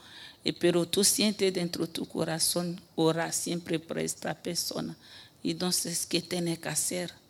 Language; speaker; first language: Spanish; non-native, fluent; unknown